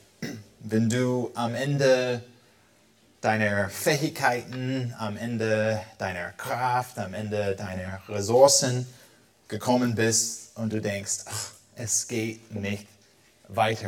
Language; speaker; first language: German; non-native, fluent; English